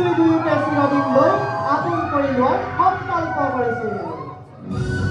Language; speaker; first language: Assamese; native; Assamese